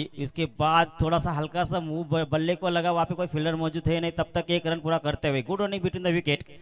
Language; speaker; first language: Hindi; non-native, local second language; Marathi